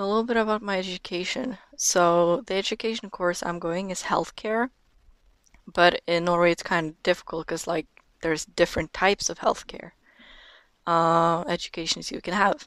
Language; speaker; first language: English; non-native, fluent; Norwegian